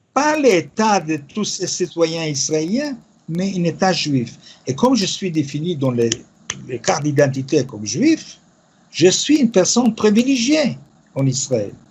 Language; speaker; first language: French; non-native, fluent; Yiddish